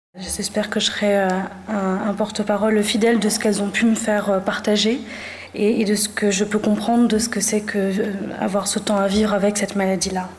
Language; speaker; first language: French; native; French